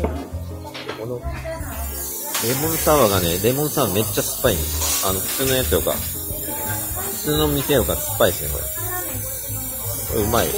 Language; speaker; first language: Japanese; native; Japanese